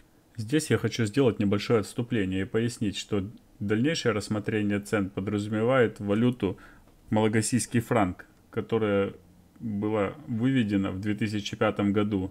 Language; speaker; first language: Russian; native; Russian